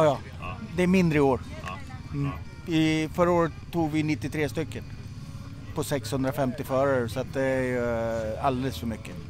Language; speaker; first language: Swedish; native; Swedish